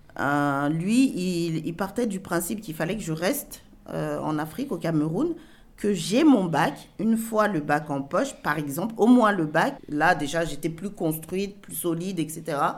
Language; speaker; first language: French; early bilingual, other home language; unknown